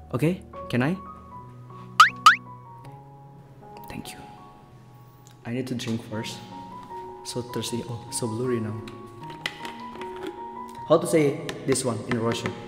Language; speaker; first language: English; non-native, learner; Indonesian